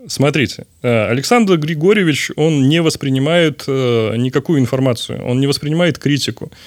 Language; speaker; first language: Russian; native; Russian